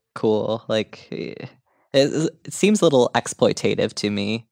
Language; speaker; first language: English; native; English